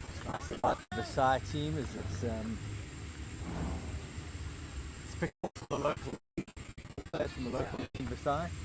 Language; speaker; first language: English; native; English